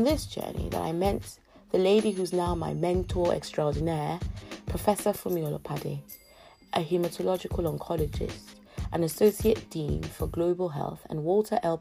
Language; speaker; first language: English; non-native, local second language; Yoruba